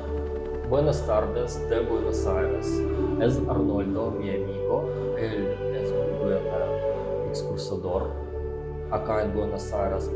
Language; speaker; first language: Spanish; non-native, learner; Russian